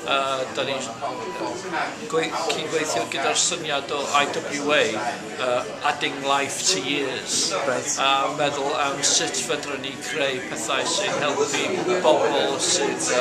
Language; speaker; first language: Welsh; non-native, fluent; English